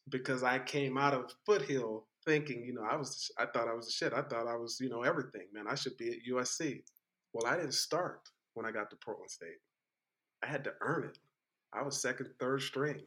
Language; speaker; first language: English; native; English